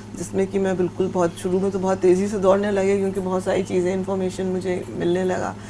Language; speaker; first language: Urdu; native; Urdu